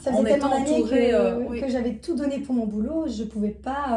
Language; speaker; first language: French; native; French